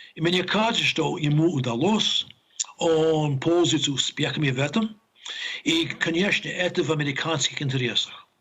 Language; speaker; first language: Russian; non-native, fluent; English